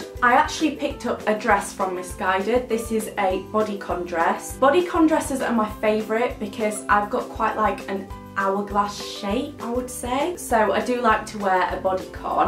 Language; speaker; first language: English; native; English